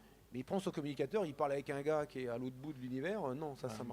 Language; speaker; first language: French; native; French